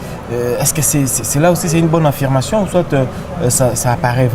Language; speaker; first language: French; non-native, local second language; Lingala